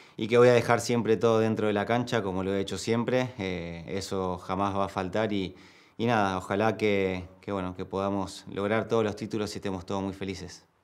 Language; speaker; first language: Spanish; native; Spanish